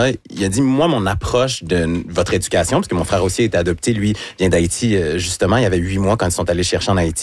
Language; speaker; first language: French; native; French